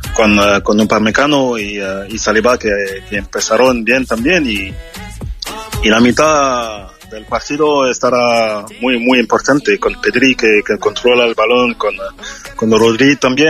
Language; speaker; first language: Spanish; non-native, fluent; French